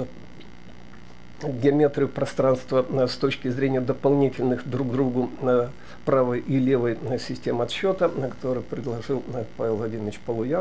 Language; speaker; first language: Russian; native; Russian